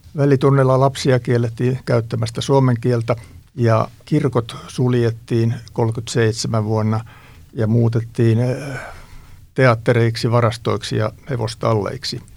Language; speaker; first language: Finnish; native; Finnish